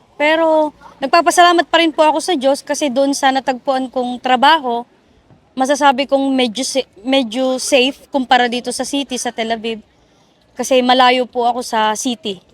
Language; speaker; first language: Filipino; native; Filipino